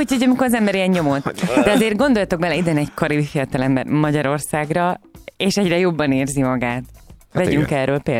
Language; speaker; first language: Hungarian; native; Hungarian